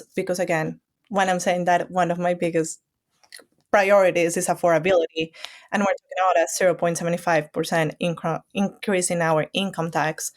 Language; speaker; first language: English; non-native, fluent; Spanish